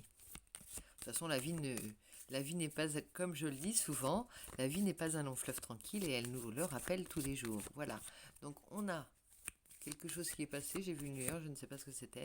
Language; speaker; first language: French; native; French